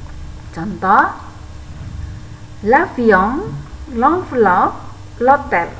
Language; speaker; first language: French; non-native, fluent; Indonesian